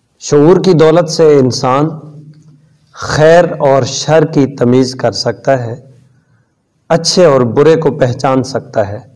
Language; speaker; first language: Urdu; non-native, local second language; Punjabi